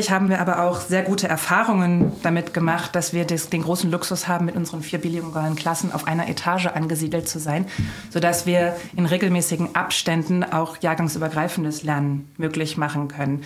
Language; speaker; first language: German; native; German